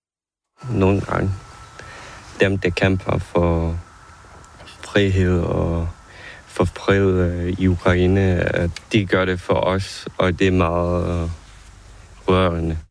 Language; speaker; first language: Danish; non-native, fluent; Ukrainian